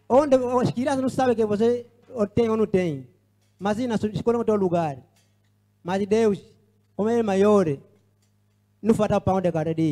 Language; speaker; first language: Portuguese; non-native, learner; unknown